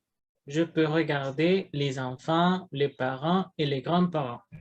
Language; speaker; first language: French; non-native, learner; Spanish